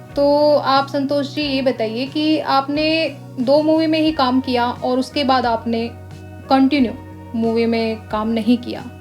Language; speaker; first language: Hindi; native; Hindi